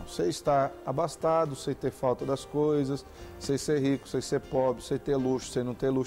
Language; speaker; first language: Portuguese; native; Portuguese